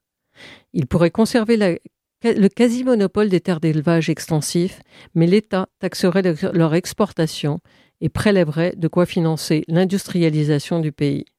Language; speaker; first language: French; native; French